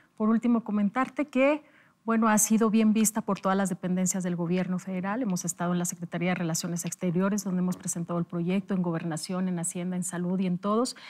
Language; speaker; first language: Spanish; native; Spanish